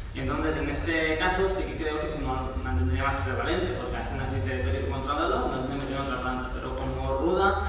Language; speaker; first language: Spanish; non-native, local second language; Catalan